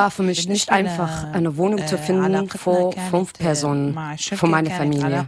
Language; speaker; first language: German; non-native, learner; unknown